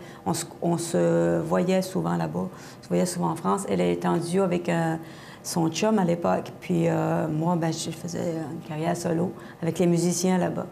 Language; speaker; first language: French; native; French